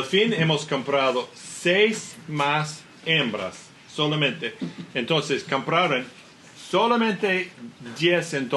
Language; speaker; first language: Spanish; non-native, learner; English